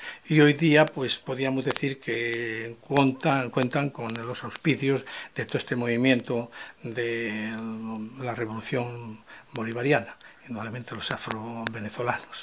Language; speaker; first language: Spanish; native; Spanish